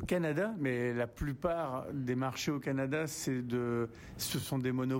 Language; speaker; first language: French; native; French